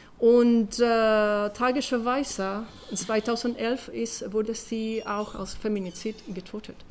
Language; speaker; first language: German; non-native, learner; Spanish